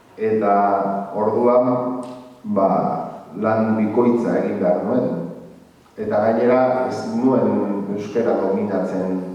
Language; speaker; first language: Basque; non-native, local second language; Spanish